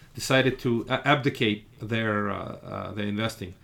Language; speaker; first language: English; non-native, fluent; Russian